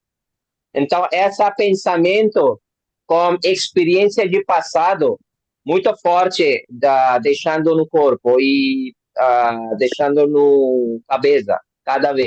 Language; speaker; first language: Portuguese; non-native, learner; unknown